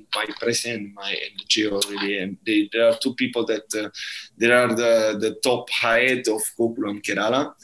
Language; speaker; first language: English; non-native, learner; Italian